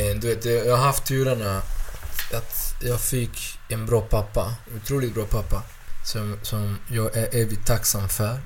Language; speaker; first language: Swedish; non-native, fluent; Spanish